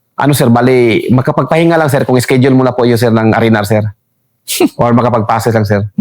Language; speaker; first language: Filipino; non-native, local second language; Cebuano